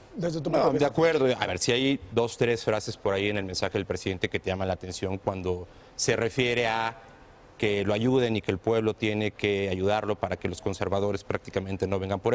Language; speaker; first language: Spanish; native; Spanish